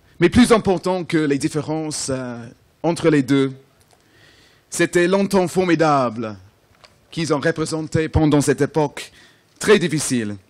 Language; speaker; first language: French; non-native, fluent; English